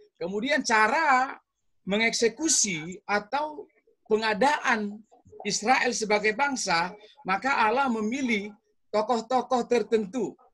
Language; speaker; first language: Indonesian; native; Indonesian